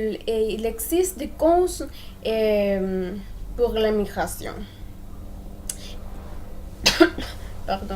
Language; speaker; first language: French; non-native, learner; Spanish